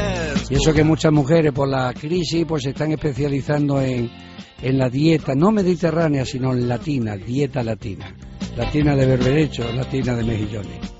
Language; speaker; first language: Spanish; native; Spanish